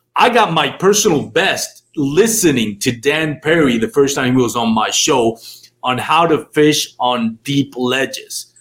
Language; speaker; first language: English; non-native, fluent; Spanish